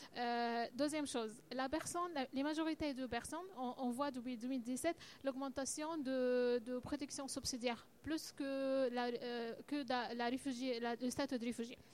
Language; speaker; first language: French; non-native, learner; Arabic